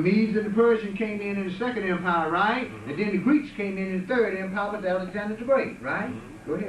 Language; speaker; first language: English; native; English